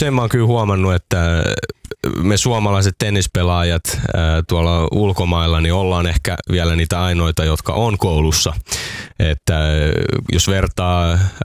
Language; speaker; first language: Finnish; native; Finnish